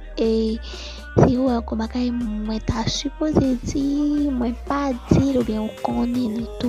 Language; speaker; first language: French; non-native, learner; Haitian Creole